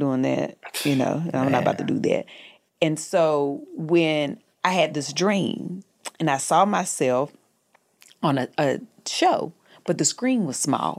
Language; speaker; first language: English; native; English